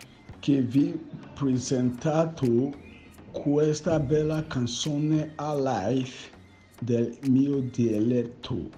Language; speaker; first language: Italian; non-native, learner; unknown